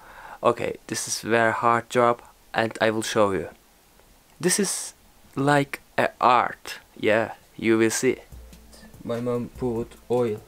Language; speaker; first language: English; non-native, learner; Turkish